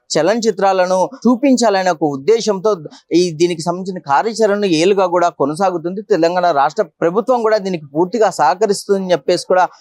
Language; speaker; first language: Telugu; native; Telugu